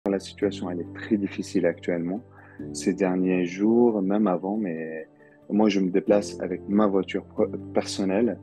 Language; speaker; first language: French; non-native, local second language; Arabic